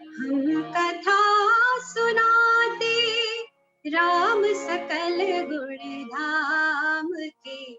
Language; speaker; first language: Hindi; early bilingual, heritage; Hebrew